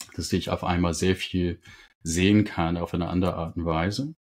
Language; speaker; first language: German; non-native, fluent; English